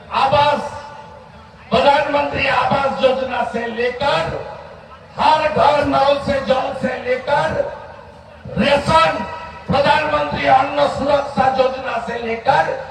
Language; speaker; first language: Hindi; non-native, local second language; Bangla